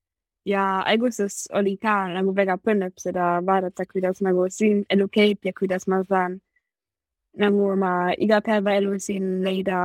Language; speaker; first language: Estonian; non-native, learner; German